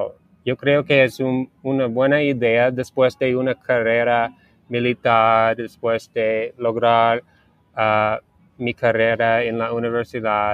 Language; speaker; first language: Spanish; non-native, learner; English